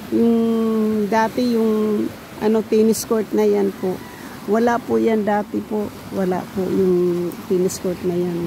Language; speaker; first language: Filipino; non-native, local second language; Cebuano